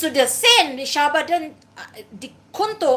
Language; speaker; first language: German; non-native, learner; Filipino